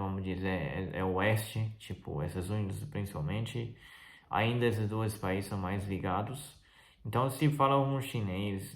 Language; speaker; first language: Portuguese; non-native, fluent; Chinese